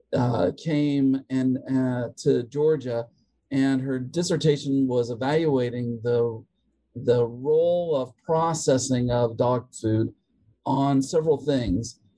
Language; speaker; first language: English; native; English